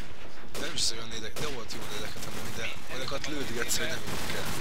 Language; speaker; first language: Hungarian; native; Hungarian